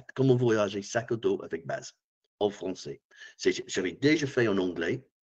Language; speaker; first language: French; non-native, learner; English